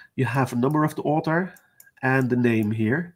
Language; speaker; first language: English; non-native, fluent; Dutch